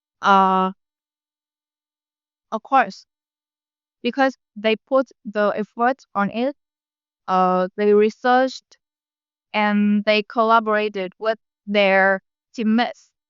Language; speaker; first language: English; non-native, learner; Vietnamese